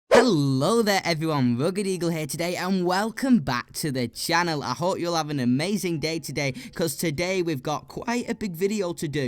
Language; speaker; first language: English; native; English